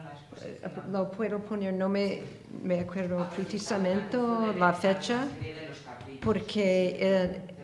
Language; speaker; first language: Spanish; non-native, fluent; English